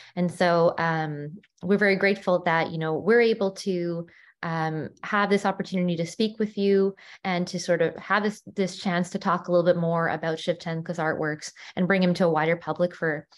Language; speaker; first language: English; early bilingual, other home language; Ukrainian